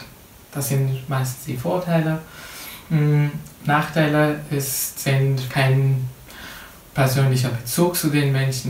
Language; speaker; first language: German; non-native, fluent; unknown